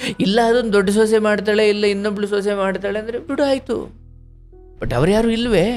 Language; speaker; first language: Kannada; native; Kannada